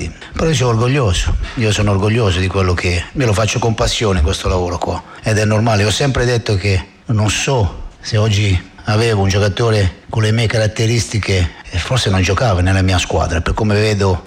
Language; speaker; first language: Italian; native; Italian